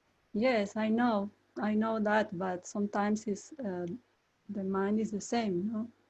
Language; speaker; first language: English; non-native, learner; Spanish